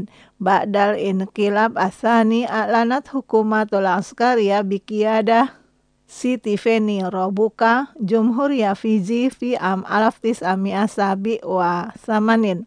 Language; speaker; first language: Arabic; non-native, learner; Indonesian